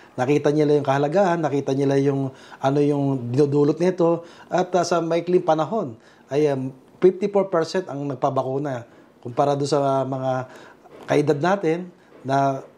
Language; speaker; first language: Filipino; native; Filipino